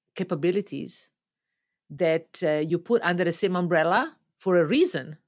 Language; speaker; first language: English; non-native, fluent; Italian